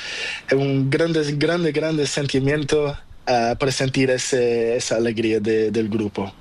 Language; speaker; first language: Spanish; non-native, learner; Portuguese